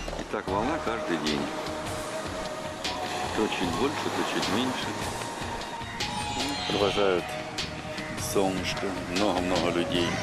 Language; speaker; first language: Russian; native; Russian